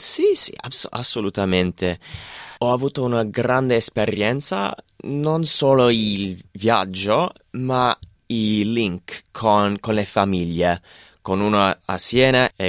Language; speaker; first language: Italian; non-native, fluent; English